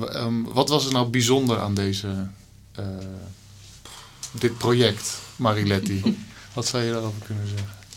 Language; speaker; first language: Dutch; native; Dutch